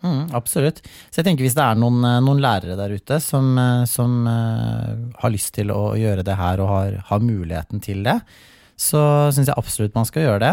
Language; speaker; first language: Norwegian; native; Norwegian